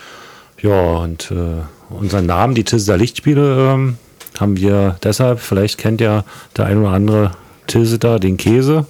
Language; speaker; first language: German; native; German